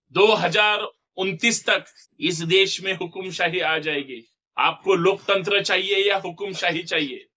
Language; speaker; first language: Hindi; non-native, local second language; Marathi